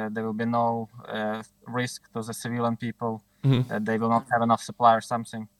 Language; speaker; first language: English; non-native, fluent; Ukrainian